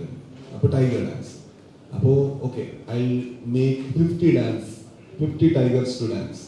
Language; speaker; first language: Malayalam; non-native, learner; Kannada